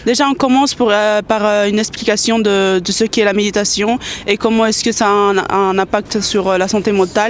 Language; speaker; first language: French; non-native, fluent; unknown